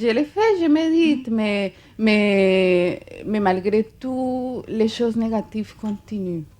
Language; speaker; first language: French; non-native, fluent; Spanish